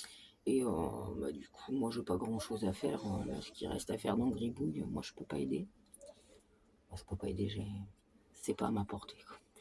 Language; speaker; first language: French; native; French